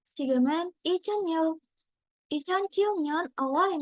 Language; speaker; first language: Korean; non-native, learner; Indonesian